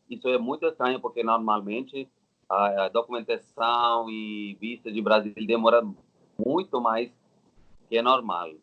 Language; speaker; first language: Portuguese; non-native, learner; Telugu